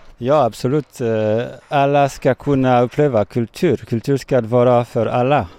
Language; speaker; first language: Swedish; non-native, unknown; French